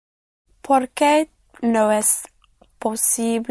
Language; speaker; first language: Spanish; non-native, learner; English